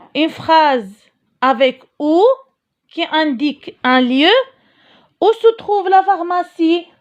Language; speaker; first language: French; non-native, local second language; Arabic